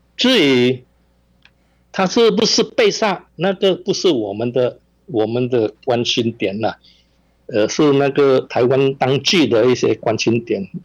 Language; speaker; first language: Chinese; non-native, local second language; Min Nan Chinese